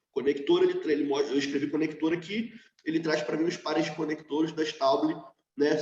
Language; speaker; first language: Portuguese; native; Portuguese